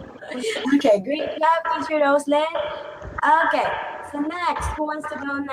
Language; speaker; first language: English; non-native, fluent; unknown